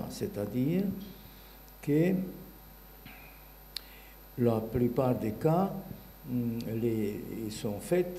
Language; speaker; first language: French; non-native, learner; Bulgarian